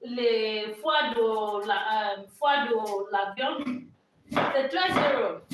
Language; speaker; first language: French; non-native, learner; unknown